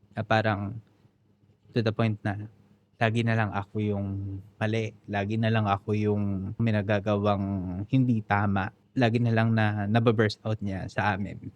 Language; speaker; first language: Filipino; native; Filipino